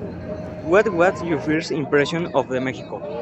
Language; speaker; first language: English; non-native, learner; Spanish